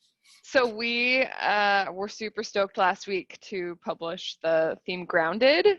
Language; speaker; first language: English; native; English